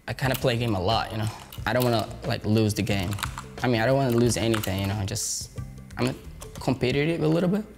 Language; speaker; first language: English; non-native, learner; Portuguese